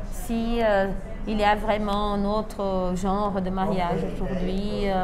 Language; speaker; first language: French; non-native, fluent; Portuguese